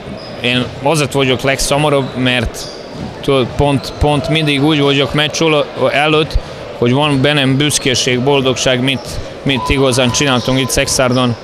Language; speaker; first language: Hungarian; non-native, fluent; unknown